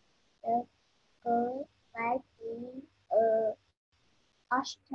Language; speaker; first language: English; non-native, learner; Vietnamese